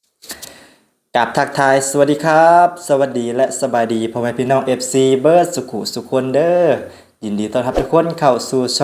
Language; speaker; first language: Thai; non-native, local second language; Northeastern Thai